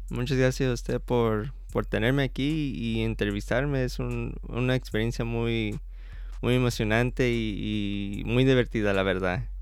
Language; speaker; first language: Spanish; early bilingual, heritage; Spanish